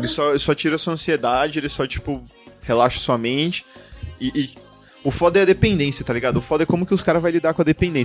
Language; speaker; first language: Portuguese; native; Portuguese